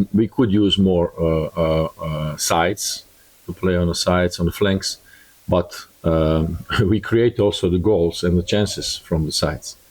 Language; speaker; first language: English; non-native, learner; Croatian